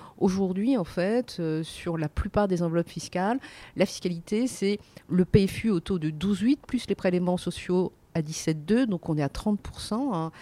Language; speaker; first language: French; native; French